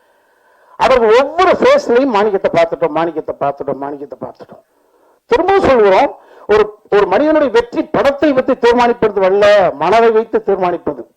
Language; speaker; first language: Tamil; native; Tamil